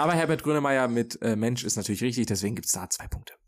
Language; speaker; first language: German; native; German